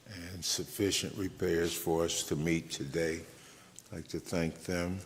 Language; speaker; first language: English; native; English